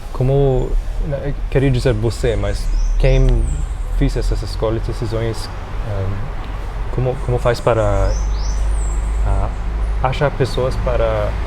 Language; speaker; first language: Portuguese; non-native, fluent; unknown